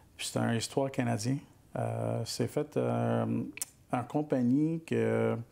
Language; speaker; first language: French; native; French